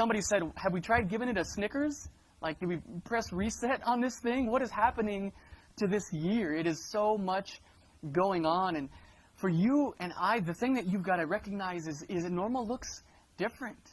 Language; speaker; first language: English; native; English